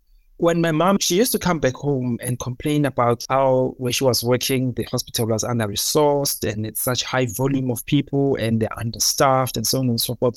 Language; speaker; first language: English; non-native, local second language; Zulu